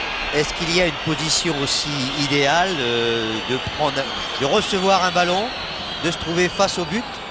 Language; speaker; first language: French; native; French